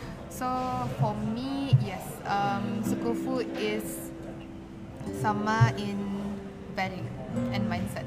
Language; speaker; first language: English; non-native, local second language; Malay